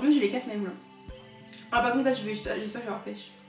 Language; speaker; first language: French; native; French